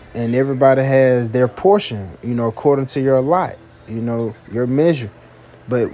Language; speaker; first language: English; native; English